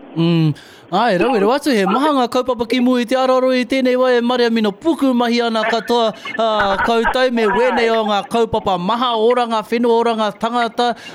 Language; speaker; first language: Māori; native; Māori